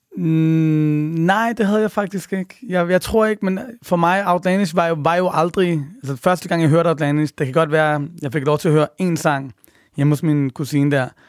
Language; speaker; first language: Danish; early bilingual, other home language; Persian